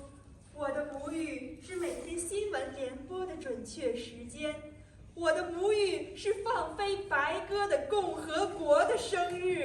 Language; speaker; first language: Chinese; non-native, learner; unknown